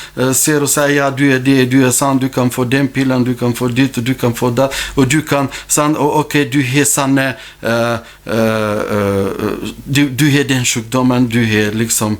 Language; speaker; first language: Norwegian; non-native, fluent; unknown